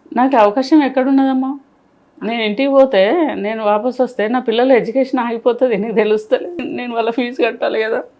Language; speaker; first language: Telugu; native; Telugu